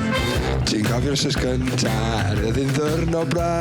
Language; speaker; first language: Welsh; native; Welsh